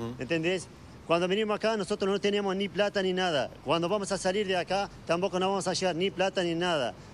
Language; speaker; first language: Spanish; non-native, learner; Arabic